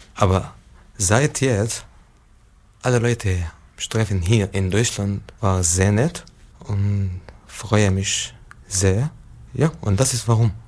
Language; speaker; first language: German; non-native, learner; Arabic